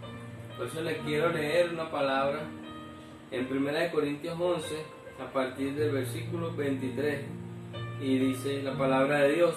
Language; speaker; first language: Spanish; native; Spanish